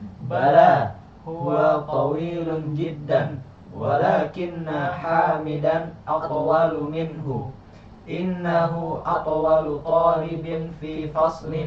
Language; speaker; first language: Arabic; non-native, learner; Indonesian